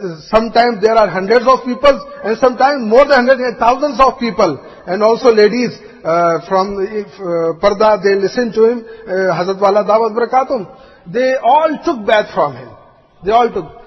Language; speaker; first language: English; non-native, local second language; Urdu